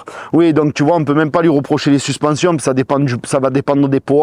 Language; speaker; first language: French; native; French